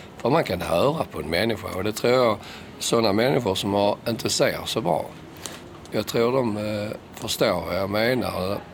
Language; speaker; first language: Swedish; native; Swedish